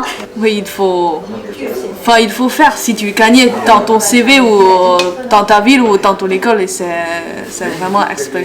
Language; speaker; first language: French; non-native, learner; Chinese